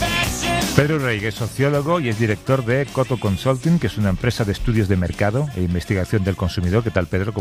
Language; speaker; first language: Spanish; native; Spanish